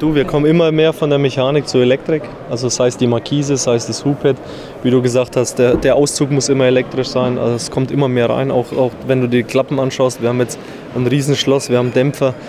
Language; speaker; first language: German; native; German